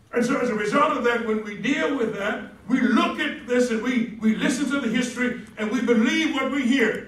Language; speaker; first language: English; native; English